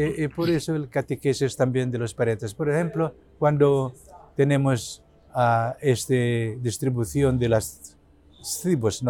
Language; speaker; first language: Spanish; non-native, learner; Cebuano